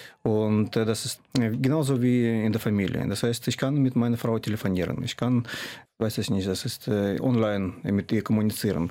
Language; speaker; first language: German; non-native, fluent; Russian